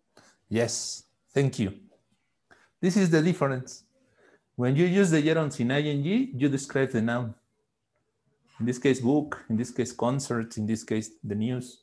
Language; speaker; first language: English; non-native, fluent; Spanish